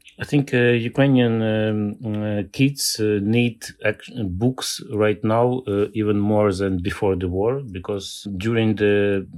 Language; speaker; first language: English; non-native, learner; Ukrainian